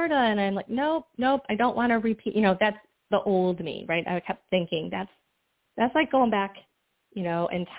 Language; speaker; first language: English; native; English